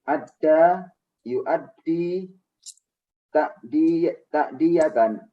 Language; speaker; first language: Arabic; non-native, learner; Indonesian